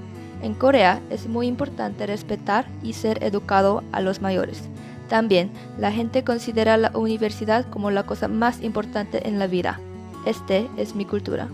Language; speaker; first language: Spanish; non-native, learner; Korean